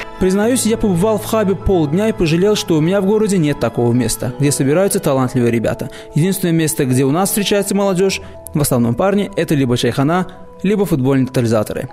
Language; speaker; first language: Russian; non-native, local second language; Azerbaijani